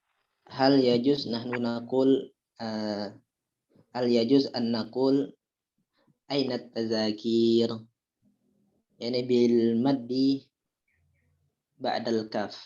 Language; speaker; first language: Arabic; non-native, learner; Indonesian